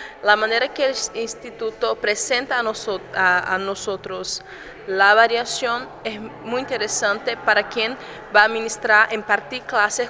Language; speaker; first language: Spanish; non-native, fluent; Portuguese